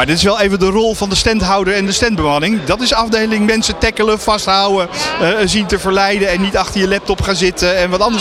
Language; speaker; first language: Dutch; native; Dutch